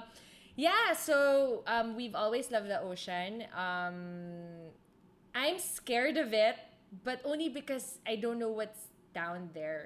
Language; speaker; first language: English; non-native, local second language; Filipino